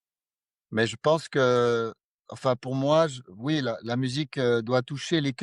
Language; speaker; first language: French; non-native, fluent; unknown